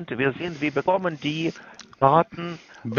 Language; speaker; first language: German; non-native, learner; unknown